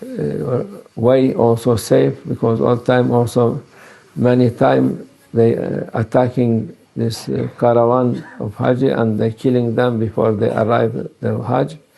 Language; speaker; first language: English; non-native, learner; Turkish